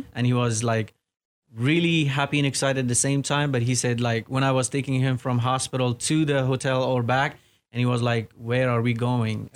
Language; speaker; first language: English; non-native, fluent; Persian